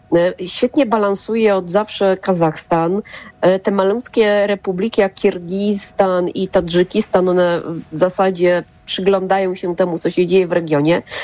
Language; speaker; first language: Polish; native; Polish